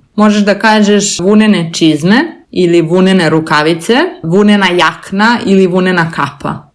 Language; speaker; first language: Serbian; native; Serbian